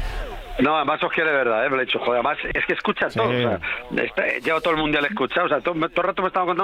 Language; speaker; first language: Spanish; native; Spanish